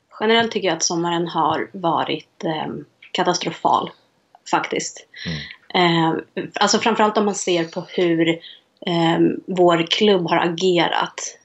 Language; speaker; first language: Swedish; native; Swedish